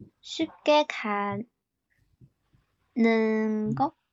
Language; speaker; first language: Korean; non-native, learner; Chinese